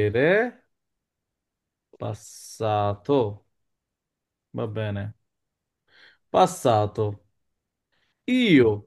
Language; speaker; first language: Italian; non-native, fluent; Bangla